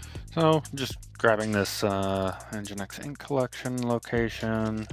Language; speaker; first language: English; native; English